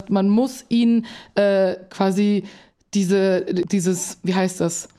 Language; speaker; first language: German; early bilingual, other home language; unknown